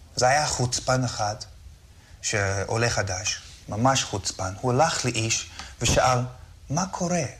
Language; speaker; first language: Hebrew; non-native, fluent; English